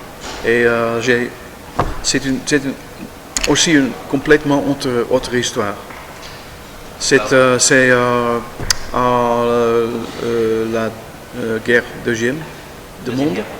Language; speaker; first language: French; non-native, learner; Dutch